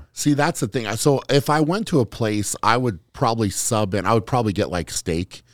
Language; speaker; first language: English; native; English